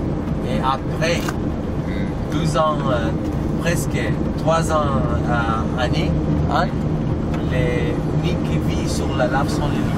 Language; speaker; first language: French; non-native, learner; Spanish